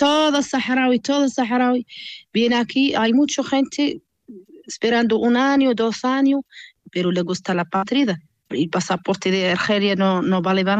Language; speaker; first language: Spanish; non-native, learner; Arabic